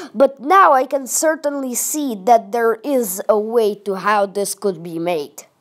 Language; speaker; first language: English; non-native, fluent; Russian